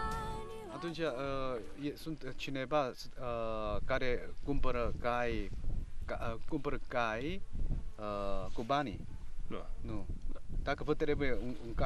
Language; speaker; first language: Romanian; non-native, learner; Korean